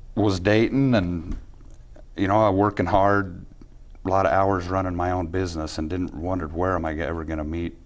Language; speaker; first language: English; native; English